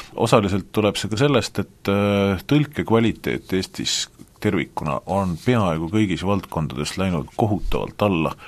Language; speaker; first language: Estonian; native; Estonian